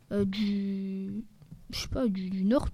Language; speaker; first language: French; native; French